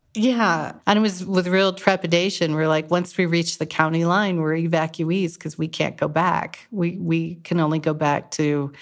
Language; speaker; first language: English; native; English